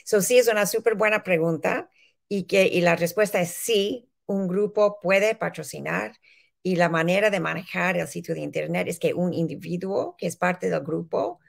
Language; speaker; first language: Spanish; early bilingual, heritage; Spanish